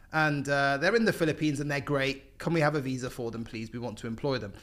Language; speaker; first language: English; native; English